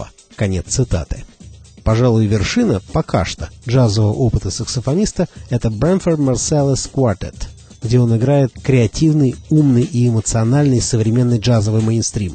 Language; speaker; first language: Russian; native; Russian